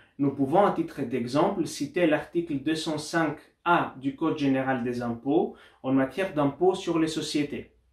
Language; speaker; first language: French; non-native, fluent; Greek